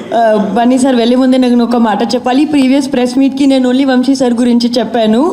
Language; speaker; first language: Telugu; non-native, learner; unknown